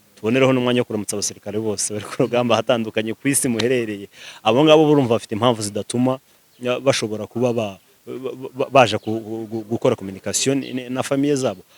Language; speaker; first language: Kinyarwanda; native; Kinyarwanda